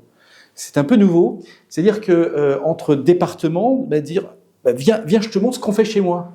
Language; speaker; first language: French; native; French